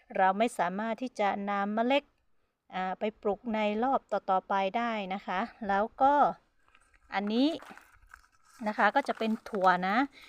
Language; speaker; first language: Thai; non-native, local second language; Hmong